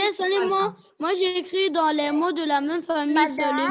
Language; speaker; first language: French; non-native, local second language; Arabic